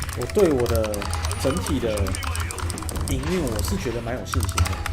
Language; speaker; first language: Chinese; native; Chinese